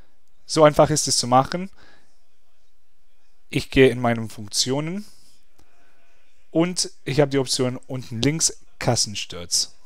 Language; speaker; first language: German; non-native, fluent; English